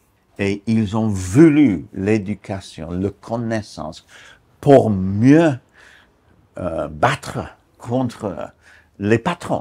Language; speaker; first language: French; non-native, fluent; English